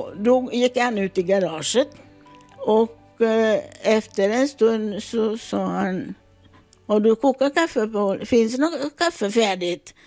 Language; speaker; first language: Swedish; non-native, fluent; Italian